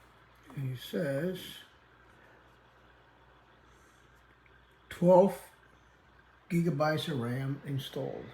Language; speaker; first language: English; native; English